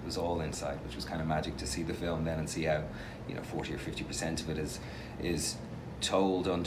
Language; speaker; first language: English; native; English